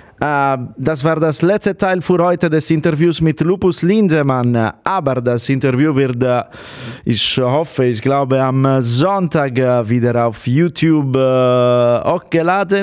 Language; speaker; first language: German; non-native, fluent; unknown